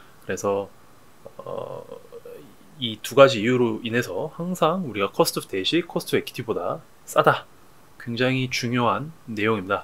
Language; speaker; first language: Korean; native; Korean